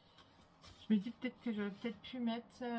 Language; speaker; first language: French; native; French